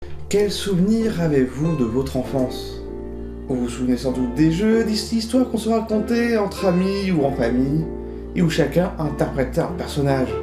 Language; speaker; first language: French; native; French